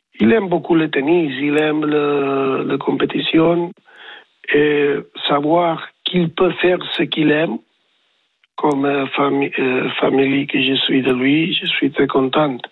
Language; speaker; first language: French; non-native, learner; Spanish